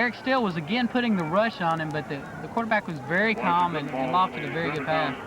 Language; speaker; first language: English; native; English